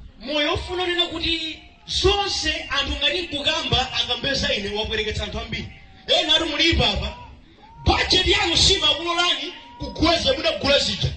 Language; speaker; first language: Nyanja; native; Nyanja